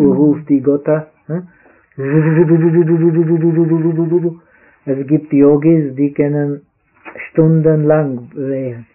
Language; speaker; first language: German; non-native, fluent; Czech